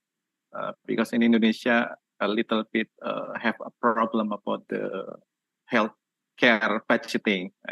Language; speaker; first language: English; non-native, learner; Indonesian